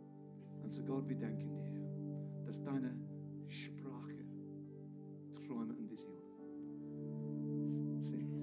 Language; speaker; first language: German; non-native, fluent; English